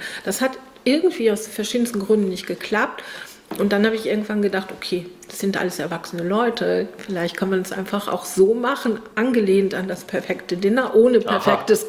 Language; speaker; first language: German; native; German